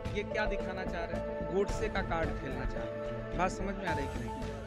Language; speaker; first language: Hindi; native; Hindi